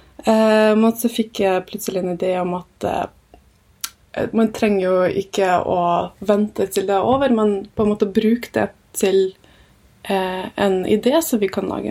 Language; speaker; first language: Norwegian; early bilingual, other home language; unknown